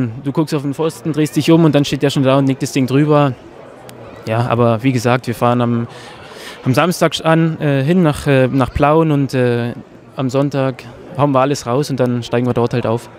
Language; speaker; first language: German; native; German